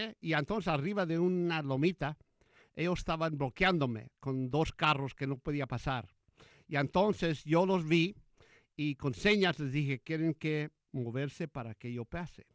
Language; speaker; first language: Spanish; early bilingual, heritage; Spanish